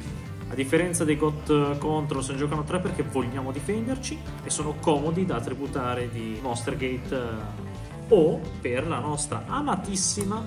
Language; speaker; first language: Italian; native; Italian